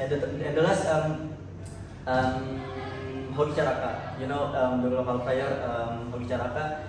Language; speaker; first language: English; non-native, learner; Indonesian